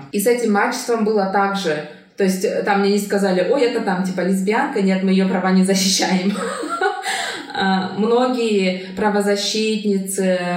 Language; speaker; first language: Russian; non-native, local second language; Kyrgyz